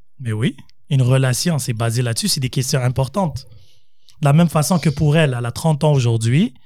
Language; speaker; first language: French; native; French